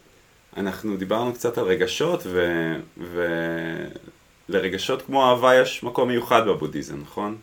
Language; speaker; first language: Hebrew; native; Hebrew